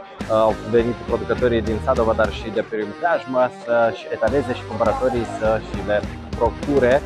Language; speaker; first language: Romanian; native; Romanian